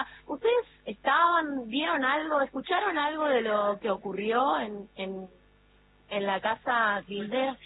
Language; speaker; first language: Spanish; native; Spanish